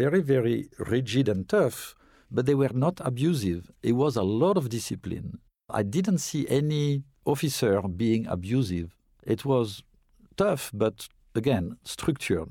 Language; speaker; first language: English; non-native, fluent; French